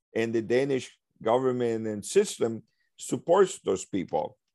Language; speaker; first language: English; early bilingual, other home language; Spanish